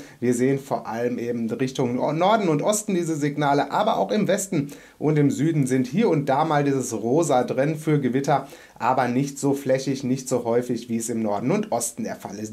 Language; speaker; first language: German; native; German